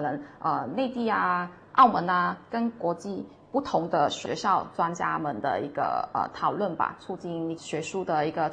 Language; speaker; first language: Chinese; non-native, local second language; Cantonese